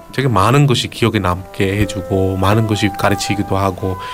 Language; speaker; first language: Korean; non-native, fluent; Bangla